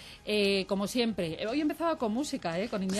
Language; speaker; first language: Spanish; native; Spanish